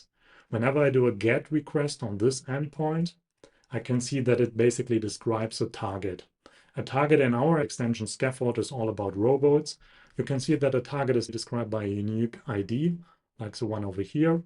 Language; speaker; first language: English; non-native, fluent; German